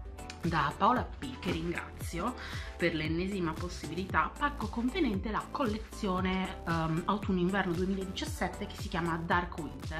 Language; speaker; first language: Italian; native; Italian